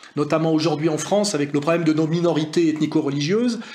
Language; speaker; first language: French; native; French